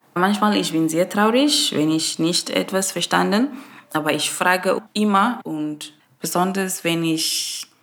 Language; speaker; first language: German; non-native, fluent; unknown